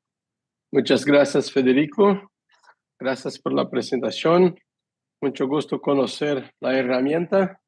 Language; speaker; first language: Spanish; non-native, fluent; Portuguese